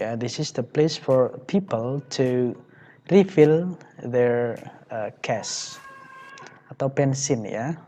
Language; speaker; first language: English; non-native, fluent; Indonesian